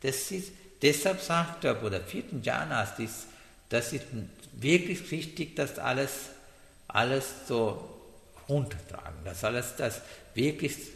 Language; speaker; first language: German; non-native, learner; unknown